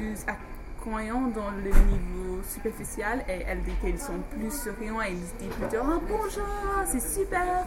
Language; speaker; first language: French; non-native, fluent; English